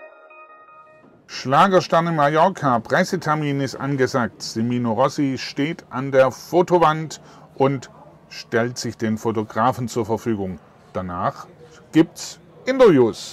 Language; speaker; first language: German; native; German